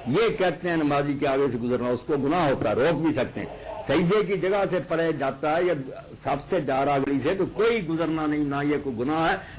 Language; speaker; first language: Urdu; non-native, local second language; Punjabi